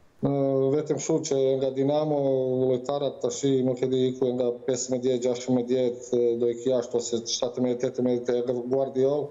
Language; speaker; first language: Albanian; non-native, learner; Croatian